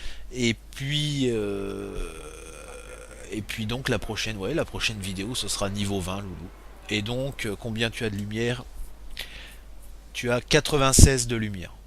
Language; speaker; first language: French; native; French